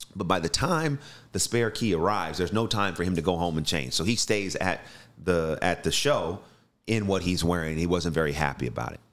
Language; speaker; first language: English; native; English